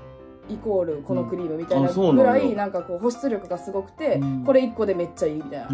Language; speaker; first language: Japanese; native; Japanese